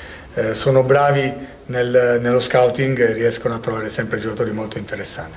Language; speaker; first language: Italian; native; Italian